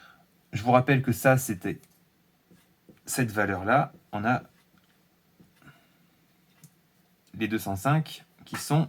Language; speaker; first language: French; native; French